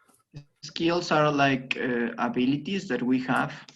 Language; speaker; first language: English; non-native, fluent; Spanish